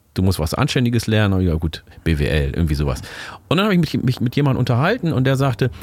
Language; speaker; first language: German; early bilingual, other home language; Oromo